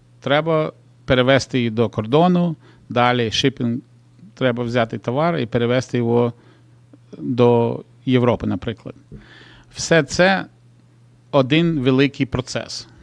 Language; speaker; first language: Ukrainian; non-native, local second language; Russian